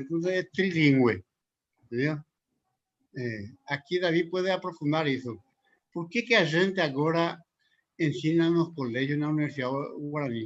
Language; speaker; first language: Portuguese; non-native, local second language; Spanish